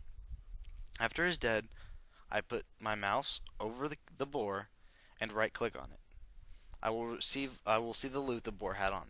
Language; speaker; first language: English; native; English